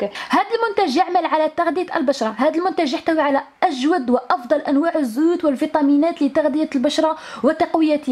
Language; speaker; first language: Arabic; native; Arabic